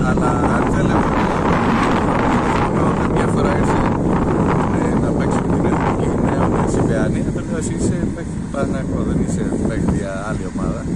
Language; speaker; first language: Greek; non-native, fluent; Spanish